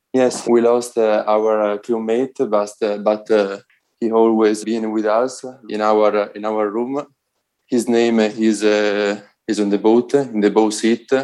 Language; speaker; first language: English; non-native, learner; Italian